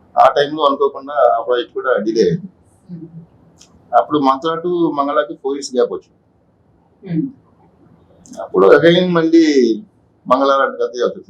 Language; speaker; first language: Telugu; native; Telugu